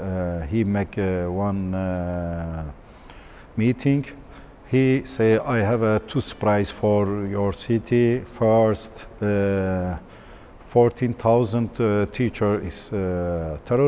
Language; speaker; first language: English; non-native, learner; Turkish